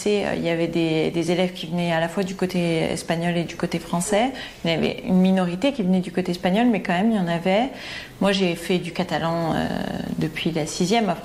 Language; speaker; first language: French; native; French